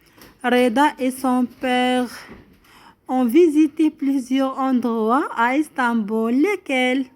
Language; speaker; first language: French; non-native, local second language; Arabic